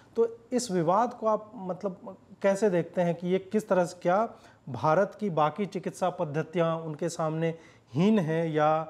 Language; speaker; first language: Hindi; native; Hindi